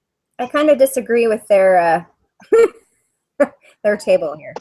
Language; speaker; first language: English; native; English